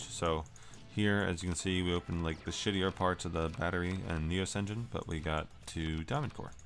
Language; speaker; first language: English; native; English